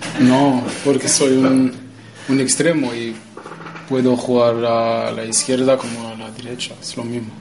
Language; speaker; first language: Spanish; non-native, learner; French